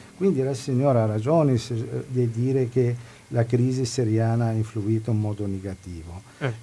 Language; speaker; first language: Italian; non-native, fluent; Arabic